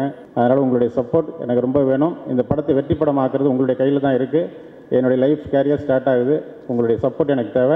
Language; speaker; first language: Tamil; native; Tamil